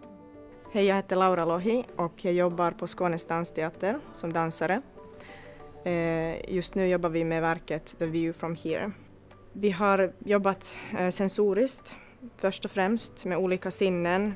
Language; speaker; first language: Swedish; non-native, fluent; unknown